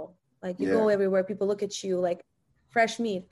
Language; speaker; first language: English; non-native, fluent; Russian